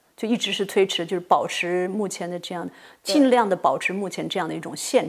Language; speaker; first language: Chinese; native; Chinese